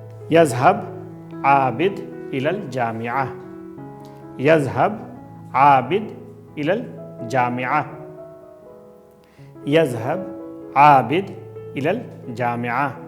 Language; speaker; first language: Arabic; non-native, fluent; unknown